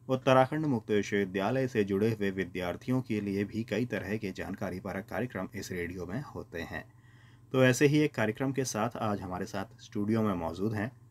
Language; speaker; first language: Hindi; native; Hindi